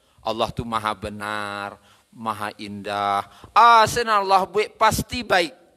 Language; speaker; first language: Malay; non-native, local second language; Minangkabau